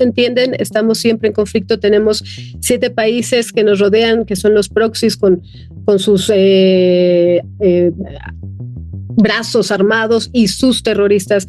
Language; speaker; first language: Spanish; native; Spanish